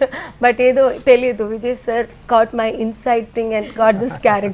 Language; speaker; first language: Telugu; non-native, learner; Malayalam